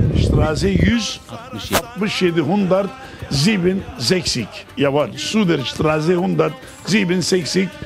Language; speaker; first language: German; non-native, learner; Turkish